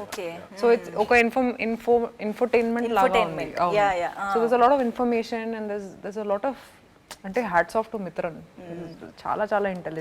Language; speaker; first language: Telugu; non-native, fluent; Hindi